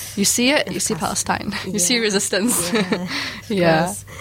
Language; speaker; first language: English; early bilingual, other home language; Arabic